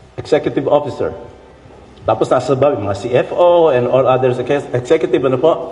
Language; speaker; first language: Filipino; non-native, local second language; Iloko